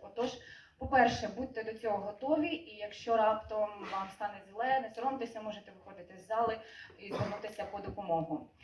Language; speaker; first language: Ukrainian; native; Ukrainian